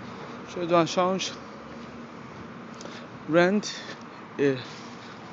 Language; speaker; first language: French; non-native, learner; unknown